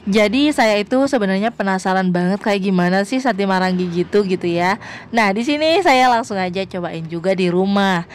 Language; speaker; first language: Indonesian; native; Indonesian